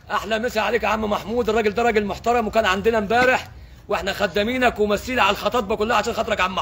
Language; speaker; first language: Arabic; native; Arabic